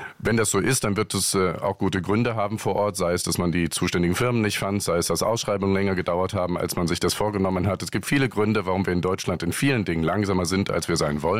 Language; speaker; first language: German; native; German